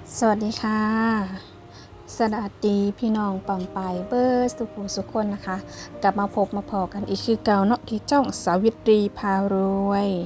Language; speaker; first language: Thai; non-native, local second language; Northeastern Thai